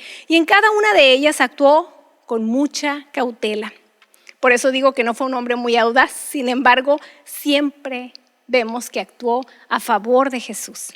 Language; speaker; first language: Spanish; native; Spanish